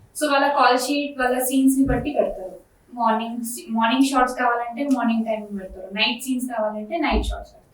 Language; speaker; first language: Telugu; non-native, local second language; Bangla